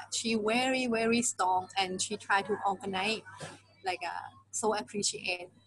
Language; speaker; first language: English; non-native, learner; Thai